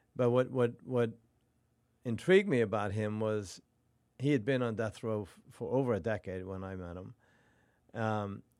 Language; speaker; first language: English; non-native, fluent; Norwegian